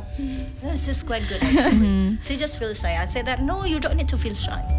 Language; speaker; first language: English; non-native, fluent; Indonesian